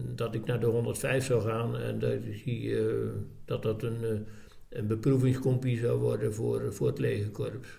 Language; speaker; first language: Dutch; native; Dutch